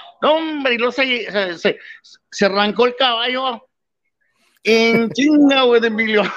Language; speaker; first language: Spanish; early bilingual, heritage; Spanish